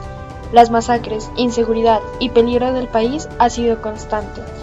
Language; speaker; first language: Spanish; native; Spanish